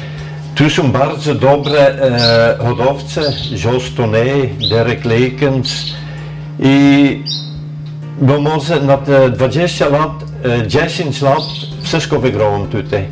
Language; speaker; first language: Polish; early bilingual, heritage; Polish